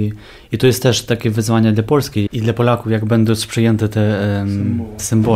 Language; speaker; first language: Polish; non-native, fluent; Ukrainian